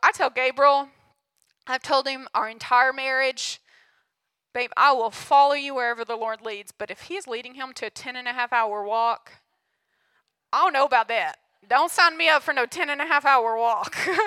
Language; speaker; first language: English; native; English